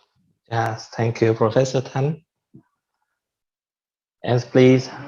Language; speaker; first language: English; non-native, fluent; Vietnamese